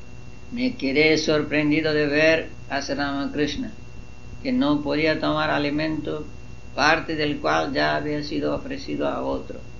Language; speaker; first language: Spanish; non-native, fluent; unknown